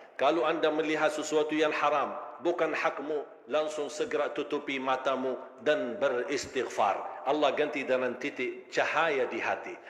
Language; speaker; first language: Malay; non-native, fluent; Arabic